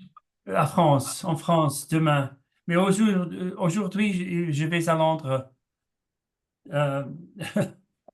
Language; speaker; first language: French; non-native, learner; English